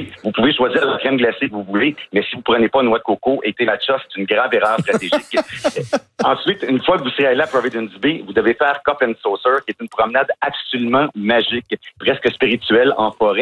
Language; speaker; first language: French; native; French